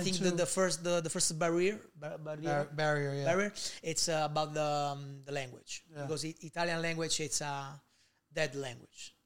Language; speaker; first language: English; non-native, learner; Italian